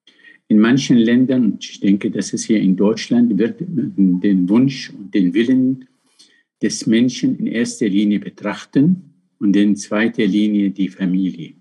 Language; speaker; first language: German; non-native, fluent; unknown